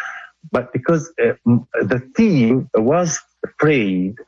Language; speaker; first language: English; non-native, local second language; Arabic